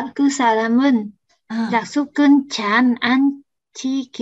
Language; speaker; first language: Korean; non-native, learner; Vietnamese